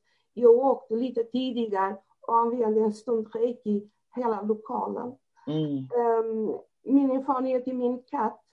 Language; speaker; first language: Swedish; non-native, fluent; Portuguese